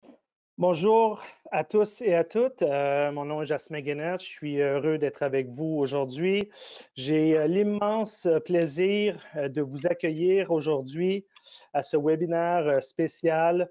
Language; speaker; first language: French; native; French